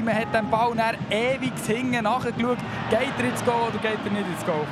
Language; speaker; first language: German; native; German